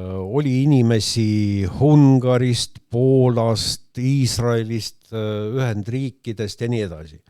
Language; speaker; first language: Estonian; non-native, local second language; Russian